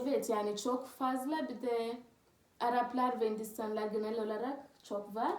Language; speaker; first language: Turkish; non-native, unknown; Swahili